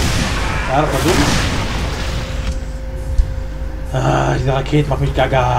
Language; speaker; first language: German; native; German